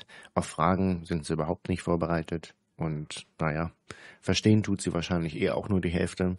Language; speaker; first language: German; native; German